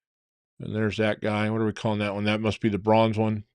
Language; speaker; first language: English; native; English